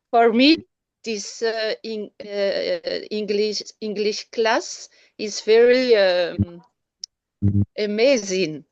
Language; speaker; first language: English; non-native, learner; Malagasy